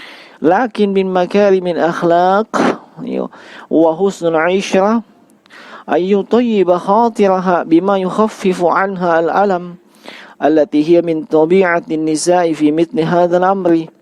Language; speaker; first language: Arabic; non-native, fluent; Indonesian